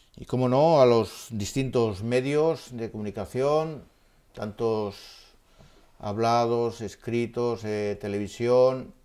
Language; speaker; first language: Spanish; native; Spanish